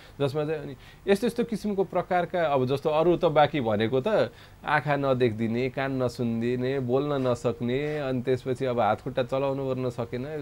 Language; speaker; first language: Nepali; non-native, local second language; Maithili